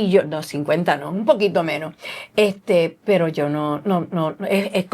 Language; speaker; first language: Spanish; native; Spanish